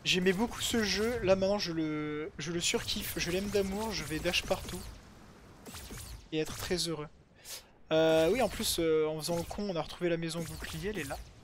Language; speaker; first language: French; native; French